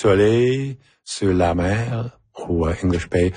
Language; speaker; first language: French; non-native, local second language; English